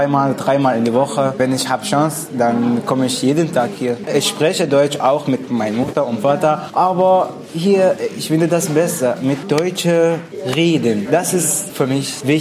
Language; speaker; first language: German; non-native, learner; Arabic